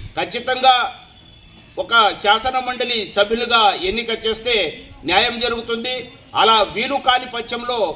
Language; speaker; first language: Telugu; non-native, local second language; Lambadi